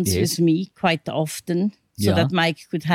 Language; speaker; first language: English; non-native, fluent; Swiss German